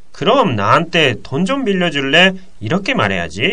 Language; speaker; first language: Korean; non-native, fluent; Japanese